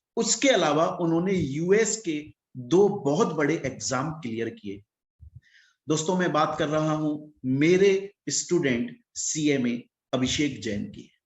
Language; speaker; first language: Hindi; native; Hindi